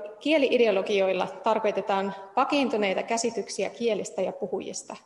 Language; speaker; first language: Finnish; non-native, fluent; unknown